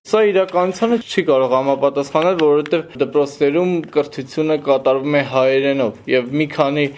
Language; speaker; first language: Armenian; non-native, local second language; Kurdish